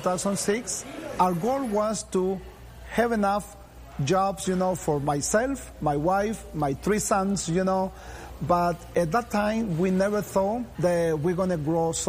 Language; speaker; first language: English; non-native, fluent; Spanish